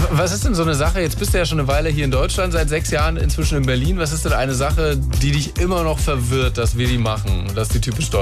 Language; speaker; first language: German; native; German